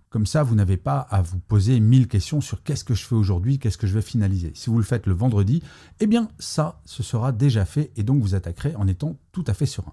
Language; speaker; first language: French; native; French